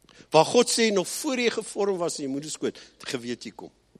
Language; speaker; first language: Afrikaans; early bilingual, heritage; Afrikaans